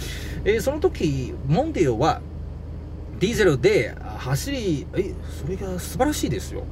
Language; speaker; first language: Japanese; non-native, learner; Chinese